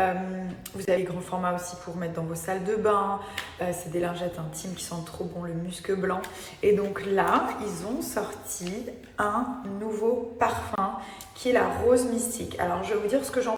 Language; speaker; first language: French; native; French